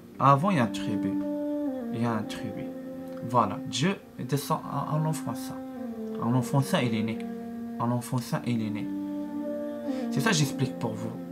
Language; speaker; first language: French; non-native, learner; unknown